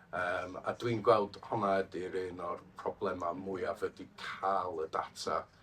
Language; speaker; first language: Welsh; non-native, fluent; English